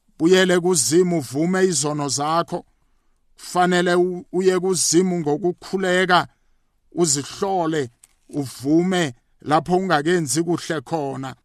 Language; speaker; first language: Zulu; non-native, local second language; South Ndebele